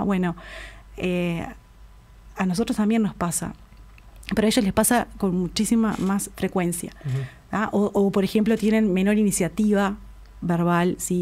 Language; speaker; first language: Spanish; native; Spanish